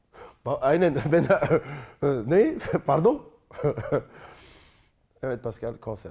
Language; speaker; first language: Turkish; non-native, learner; French